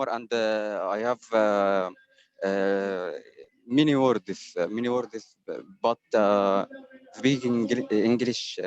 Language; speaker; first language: English; non-native, learner; Arabic